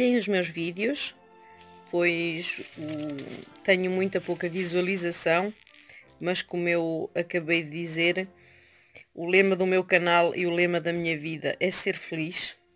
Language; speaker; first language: Portuguese; early bilingual, heritage; Portuguese